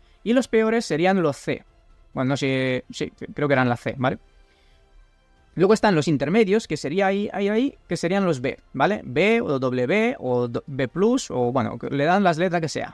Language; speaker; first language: Spanish; native; Spanish